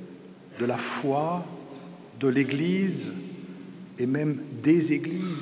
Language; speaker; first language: French; native; French